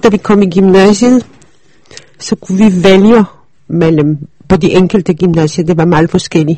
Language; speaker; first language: Danish; early bilingual, other home language; Polish